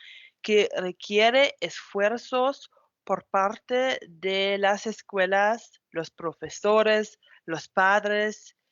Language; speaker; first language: Spanish; non-native, fluent; German